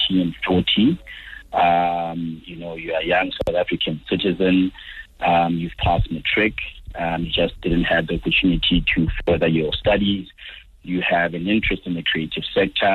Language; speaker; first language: English; non-native, local second language; Tswana